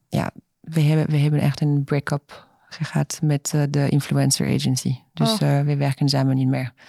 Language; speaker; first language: Dutch; non-native, fluent; French